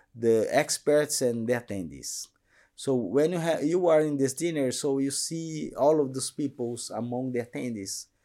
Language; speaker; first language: English; non-native, fluent; Portuguese